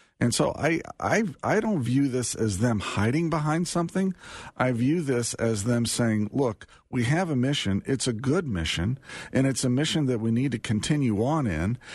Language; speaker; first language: English; native; English